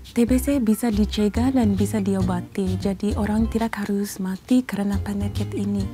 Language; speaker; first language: Indonesian; non-native, fluent; English